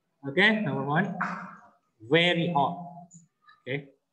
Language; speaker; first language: English; non-native, fluent; Indonesian